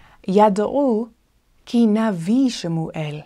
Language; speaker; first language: Hebrew; non-native, fluent; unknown